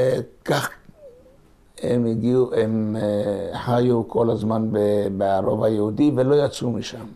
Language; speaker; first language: Hebrew; non-native, local second language; Ladino